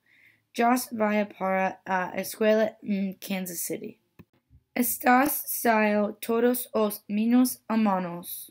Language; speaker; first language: Portuguese; non-native, learner; English